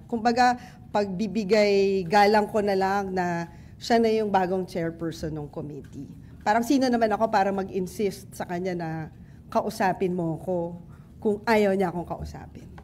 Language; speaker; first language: Filipino; native; Filipino